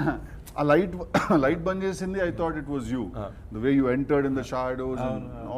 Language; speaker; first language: Telugu; native; Telugu